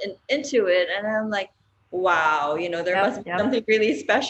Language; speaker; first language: English; non-native, local second language; Cebuano